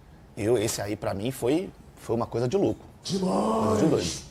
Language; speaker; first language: Portuguese; native; Portuguese